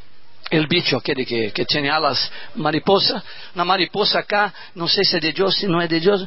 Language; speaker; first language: Spanish; non-native, learner; Portuguese